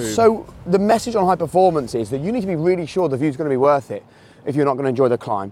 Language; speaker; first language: English; native; English